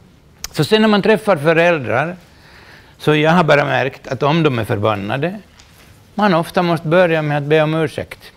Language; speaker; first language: Swedish; non-native, local second language; Finnish